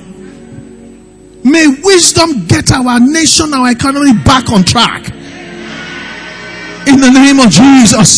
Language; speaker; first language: English; non-native, local second language; Yoruba